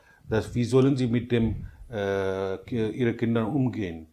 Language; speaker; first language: German; non-native, learner; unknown